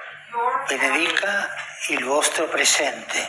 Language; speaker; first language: Italian; non-native, fluent; Spanish